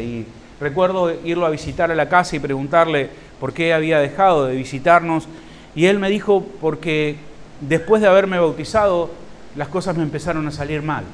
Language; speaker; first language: Spanish; native; Spanish